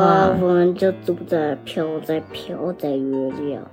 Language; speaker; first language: Chinese; early bilingual, heritage; Chinese